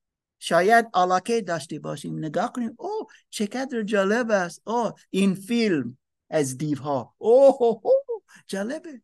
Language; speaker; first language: Persian; non-native, learner; English